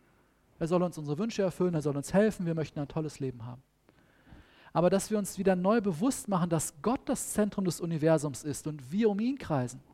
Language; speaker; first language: German; native; German